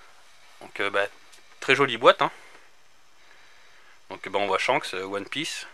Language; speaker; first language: French; native; French